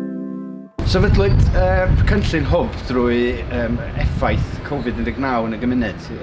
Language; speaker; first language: Welsh; native; Welsh